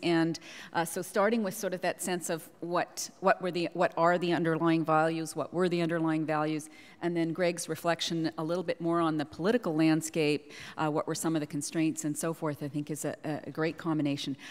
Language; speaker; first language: English; native; English